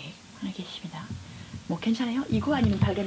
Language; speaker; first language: Korean; non-native, fluent; French